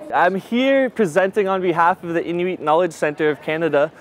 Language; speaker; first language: English; native; English